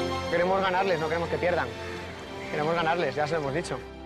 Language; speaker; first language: Spanish; native; Spanish